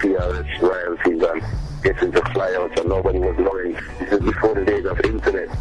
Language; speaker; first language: English; native; English